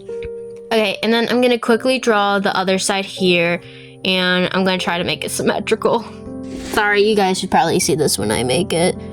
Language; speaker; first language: English; native; English